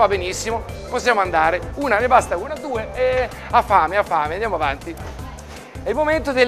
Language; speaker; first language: Italian; native; Italian